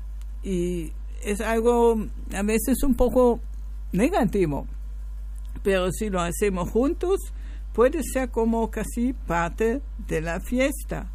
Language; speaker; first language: Spanish; non-native, fluent; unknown